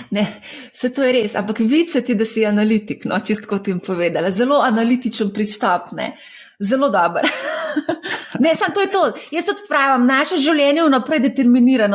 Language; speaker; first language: Slovenian; native; Slovenian